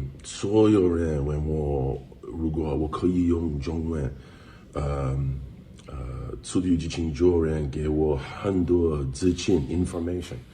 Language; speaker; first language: Chinese; non-native, learner; English